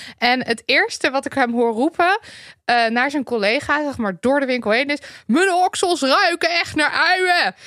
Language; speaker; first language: Dutch; native; Dutch